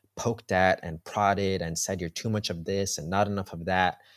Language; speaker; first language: English; early bilingual, heritage; Spanish